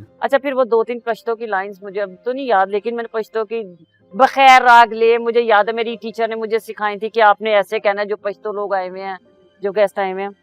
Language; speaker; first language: Urdu; non-native, local second language; Punjabi